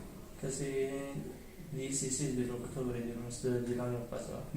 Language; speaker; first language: Spanish; early bilingual, other home language; Arabic